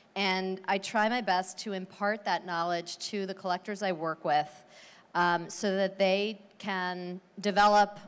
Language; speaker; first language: English; native; English